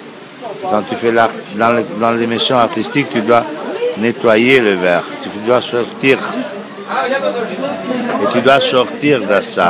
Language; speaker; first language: French; non-native, fluent; Italian